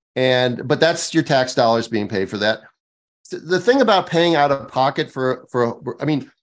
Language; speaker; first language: English; native; English